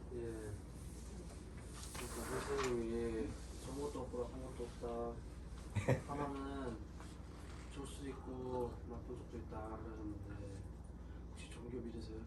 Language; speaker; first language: Korean; early bilingual, heritage; Korean